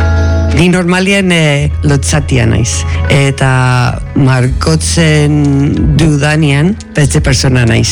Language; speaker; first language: Basque; non-native, learner; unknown